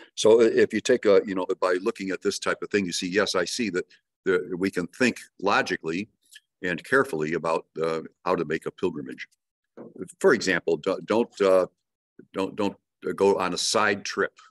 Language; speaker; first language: English; native; English